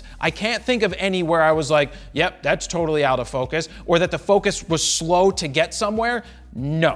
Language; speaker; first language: English; native; English